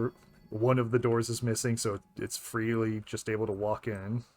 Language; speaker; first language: English; native; English